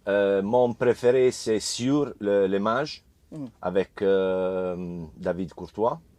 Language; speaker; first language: French; non-native, learner; Italian